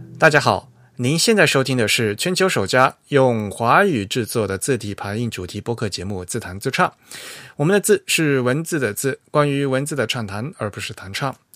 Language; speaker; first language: Chinese; native; Chinese